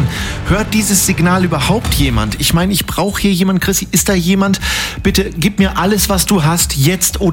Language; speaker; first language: German; native; German